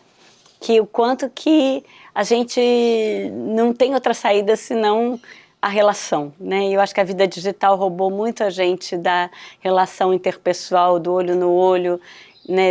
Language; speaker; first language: Portuguese; native; Portuguese